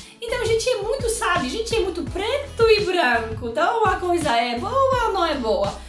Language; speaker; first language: Portuguese; non-native, fluent; Polish